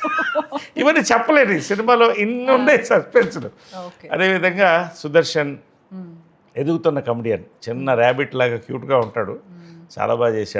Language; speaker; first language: Telugu; native; Telugu